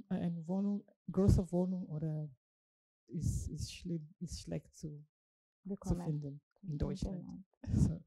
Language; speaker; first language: German; non-native, learner; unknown